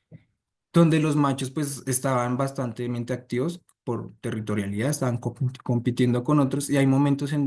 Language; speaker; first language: Spanish; native; Spanish